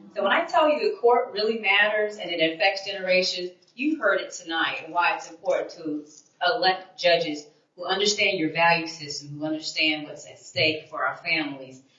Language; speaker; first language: English; native; English